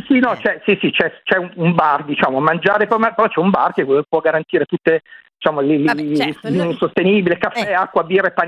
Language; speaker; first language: Italian; native; Italian